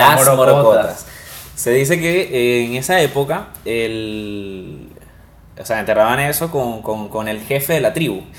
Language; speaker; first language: Spanish; native; Spanish